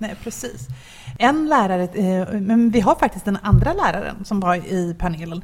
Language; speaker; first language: Swedish; native; Swedish